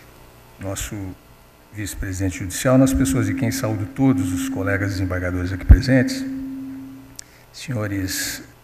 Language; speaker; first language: Portuguese; native; Portuguese